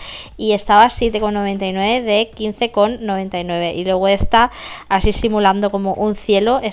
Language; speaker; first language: Spanish; native; Spanish